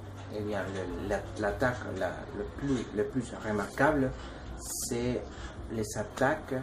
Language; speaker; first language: French; non-native, learner; Spanish